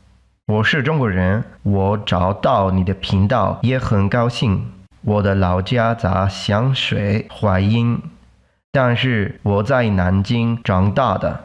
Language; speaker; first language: Chinese; non-native, learner; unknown